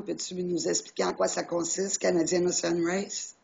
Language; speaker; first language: French; native; French